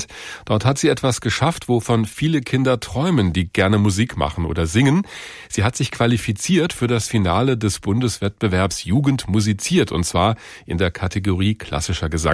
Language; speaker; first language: German; native; German